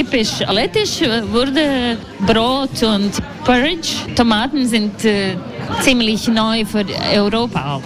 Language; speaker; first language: German; non-native, learner; Latvian